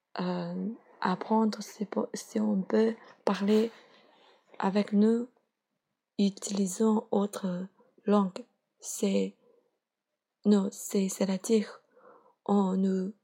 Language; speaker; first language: French; non-native, learner; Chinese